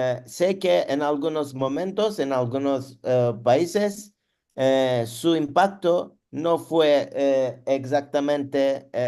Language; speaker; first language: Spanish; non-native, learner; Turkish